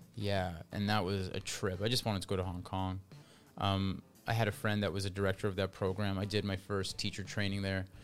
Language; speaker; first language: English; early bilingual, other home language; Russian